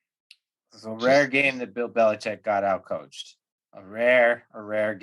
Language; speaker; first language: English; native; English